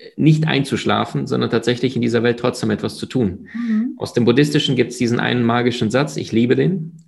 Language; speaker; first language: German; early bilingual, other home language; Russian